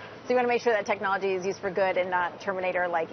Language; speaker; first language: English; native; English